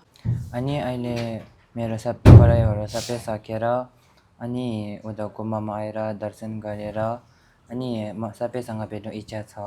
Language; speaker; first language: Nepali; non-native, local second language; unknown